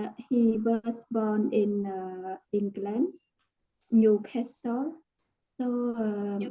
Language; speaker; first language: English; non-native, learner; Khmer